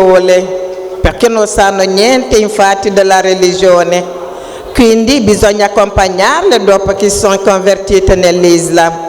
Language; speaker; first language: Italian; non-native, fluent; Wolof